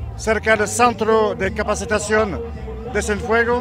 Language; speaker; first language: Spanish; non-native, learner; French